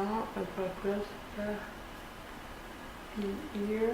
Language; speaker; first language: French; native; French